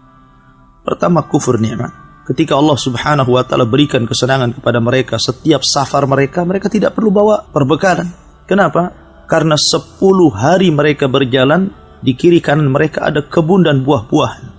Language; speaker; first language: Indonesian; native; Indonesian